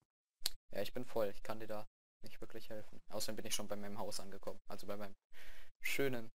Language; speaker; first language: German; native; German